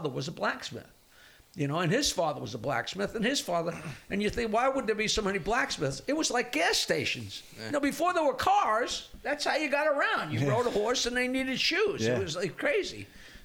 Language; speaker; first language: English; native; English